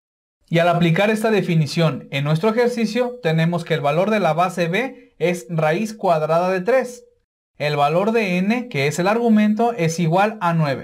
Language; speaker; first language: Spanish; native; Spanish